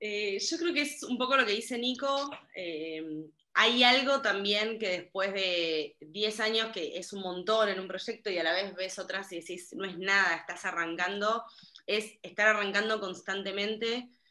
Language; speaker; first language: Spanish; native; Spanish